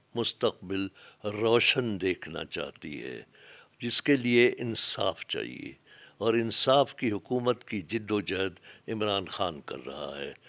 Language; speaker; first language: Urdu; non-native, local second language; Sindhi